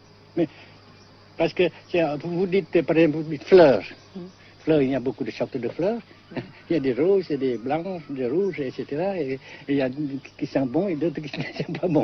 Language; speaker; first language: French; non-native, fluent; Vietnamese